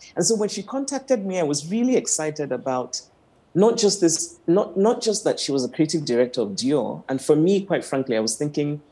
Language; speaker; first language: English; non-native, local second language; Igbo